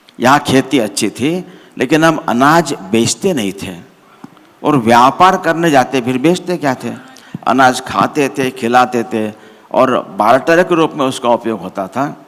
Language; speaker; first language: Hindi; non-native, local second language; Marathi